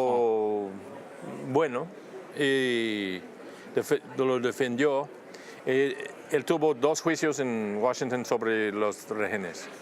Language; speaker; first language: Spanish; non-native, fluent; English